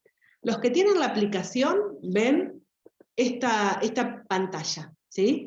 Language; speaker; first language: Spanish; native; Spanish